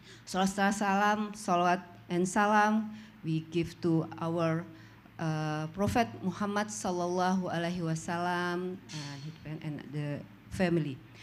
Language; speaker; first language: English; non-native, learner; Indonesian